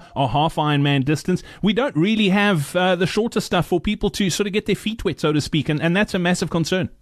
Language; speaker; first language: English; native; English